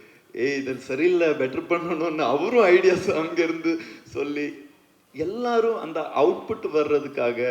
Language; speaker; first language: Tamil; non-native, learner; Kannada